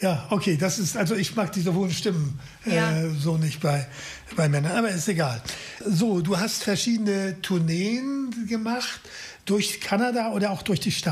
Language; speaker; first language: German; native; German